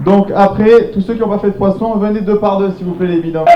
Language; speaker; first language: French; native; French